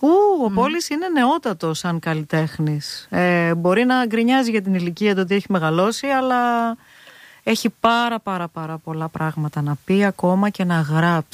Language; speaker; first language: Greek; native; Greek